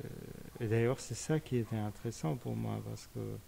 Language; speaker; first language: French; non-native, fluent; Persian